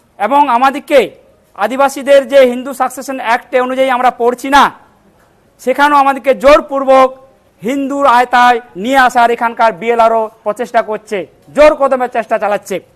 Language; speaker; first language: Bangla; non-native, local second language; Santali